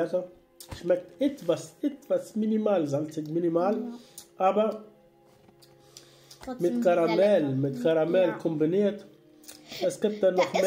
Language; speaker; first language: German; non-native, learner; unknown